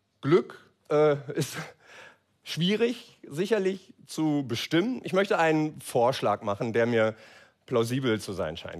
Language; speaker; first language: German; native; German